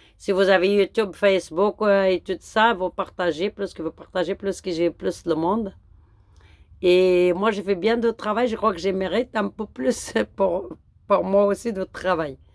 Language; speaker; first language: French; non-native, local second language; Arabic